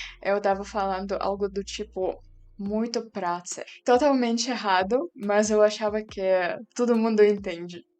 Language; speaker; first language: Portuguese; non-native, fluent; Russian